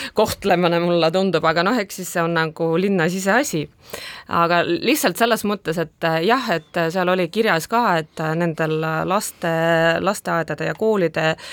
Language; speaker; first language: Estonian; non-native, local second language; Russian